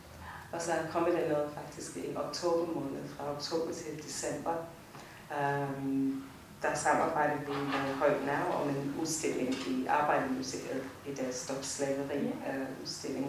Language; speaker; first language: Danish; non-native, fluent; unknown